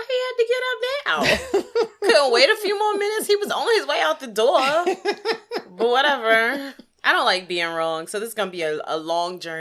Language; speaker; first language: English; native; English